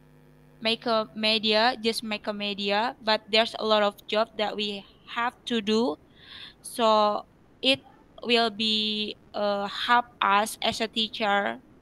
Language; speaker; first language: English; non-native, learner; Indonesian